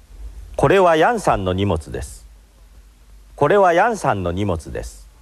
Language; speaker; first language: Japanese; non-native, learner; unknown